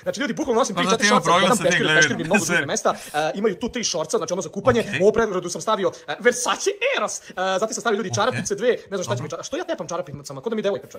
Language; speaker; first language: Croatian; native; Croatian